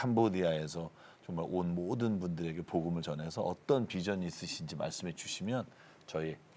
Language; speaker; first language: Korean; native; Korean